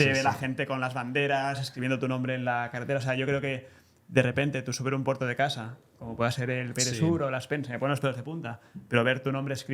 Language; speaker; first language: Spanish; native; Spanish